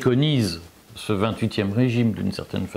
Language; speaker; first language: French; native; French